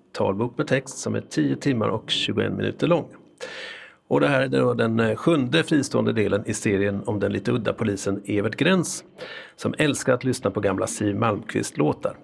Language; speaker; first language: Swedish; native; Swedish